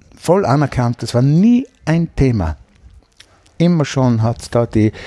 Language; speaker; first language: German; native; German